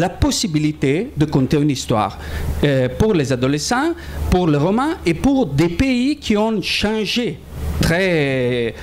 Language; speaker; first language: French; non-native, fluent; Italian